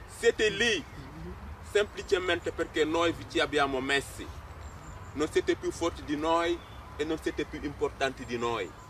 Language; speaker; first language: Italian; non-native, fluent; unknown